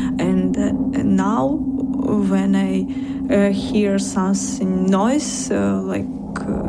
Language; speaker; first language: English; non-native, learner; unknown